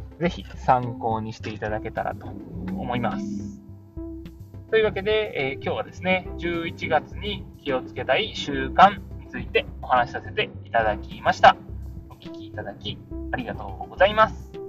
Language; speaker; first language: Japanese; native; Japanese